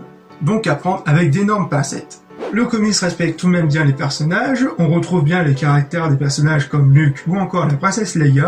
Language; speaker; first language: French; native; French